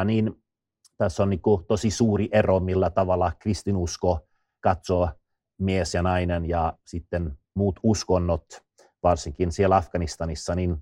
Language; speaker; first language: Finnish; non-native, fluent; Swedish